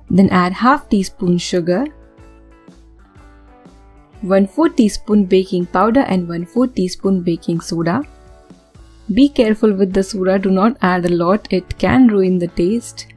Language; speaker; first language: English; non-native, local second language; Hindi